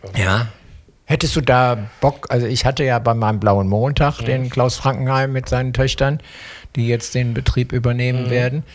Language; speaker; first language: German; native; German